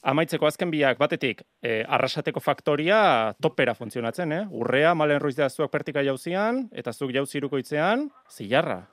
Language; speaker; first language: Basque; native; Basque